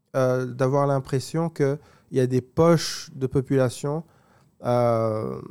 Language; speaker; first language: French; non-native, local second language; Kinyarwanda